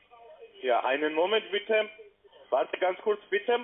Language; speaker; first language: German; non-native, learner; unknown